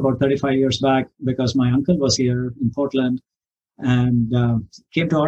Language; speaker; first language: English; non-native, local second language; Kannada